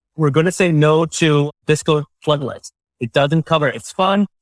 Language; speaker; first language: English; non-native, local second language; Malayalam